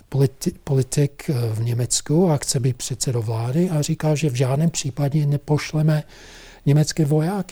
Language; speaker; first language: Czech; non-native, fluent; English